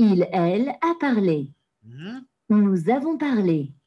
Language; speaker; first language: French; non-native, learner; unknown